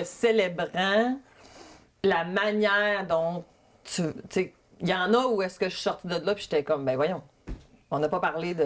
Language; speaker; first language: French; native; French